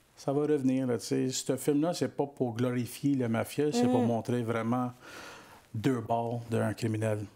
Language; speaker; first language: French; native; French